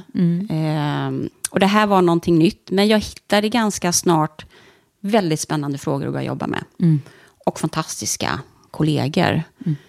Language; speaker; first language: Swedish; native; Swedish